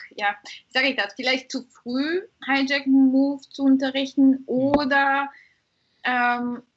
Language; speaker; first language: German; non-native, fluent; Bulgarian